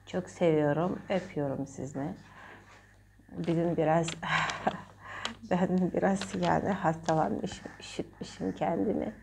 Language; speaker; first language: Turkish; non-native, fluent; Russian